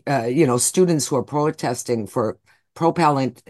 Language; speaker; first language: English; native; English